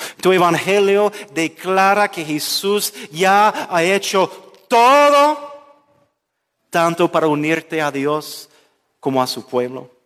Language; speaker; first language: Spanish; non-native, fluent; English